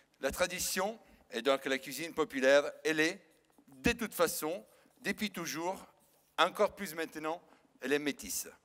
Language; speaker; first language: French; non-native, fluent; Italian